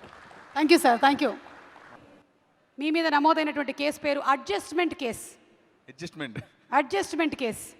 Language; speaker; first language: Telugu; native; Telugu